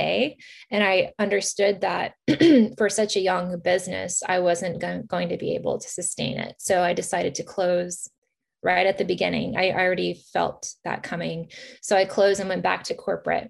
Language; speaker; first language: English; native; English